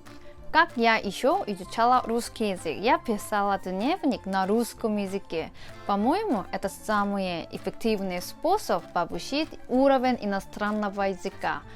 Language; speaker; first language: Russian; non-native, fluent; Korean